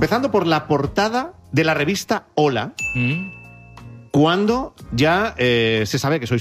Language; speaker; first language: Spanish; native; Spanish